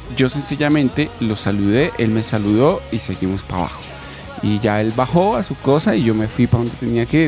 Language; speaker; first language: Spanish; native; Spanish